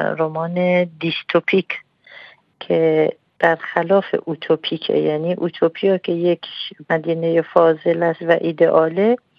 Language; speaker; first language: Persian; non-native, local second language; Armenian